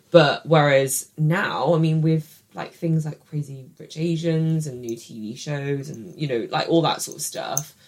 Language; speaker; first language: English; native; English